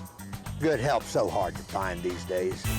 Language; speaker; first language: English; native; English